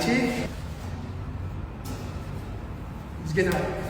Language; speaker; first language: Arabic; native; Arabic